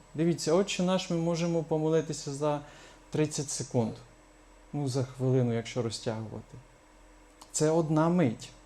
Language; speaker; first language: Ukrainian; native; Ukrainian